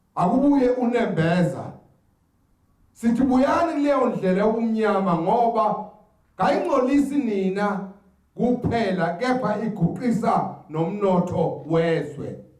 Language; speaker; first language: Zulu; native; Zulu